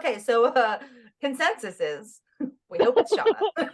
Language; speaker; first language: English; native; English